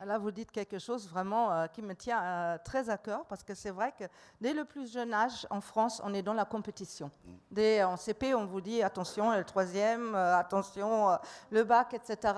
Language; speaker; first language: French; non-native, fluent; German